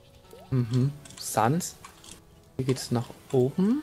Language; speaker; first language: German; native; German